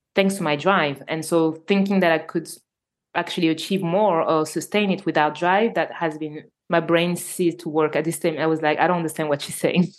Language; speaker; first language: English; non-native, fluent; French